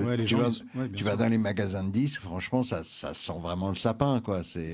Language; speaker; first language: French; native; French